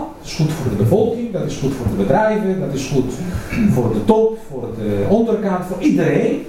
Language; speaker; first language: Dutch; non-native, fluent; Greek